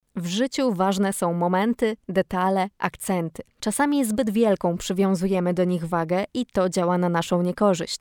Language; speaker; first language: Polish; native; Polish